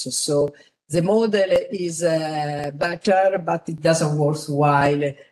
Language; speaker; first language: English; non-native, fluent; Italian